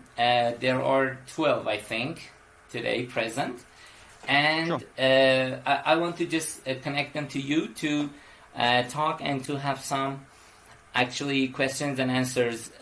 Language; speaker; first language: English; non-native, fluent; Persian